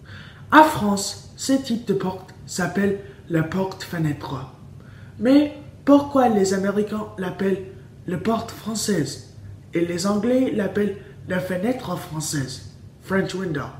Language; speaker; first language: French; non-native, learner; English